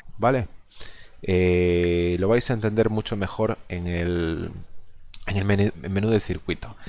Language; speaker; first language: Spanish; non-native, local second language; Galician